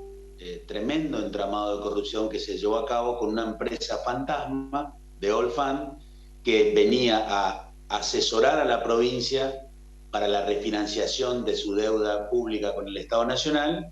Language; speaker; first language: Spanish; native; Spanish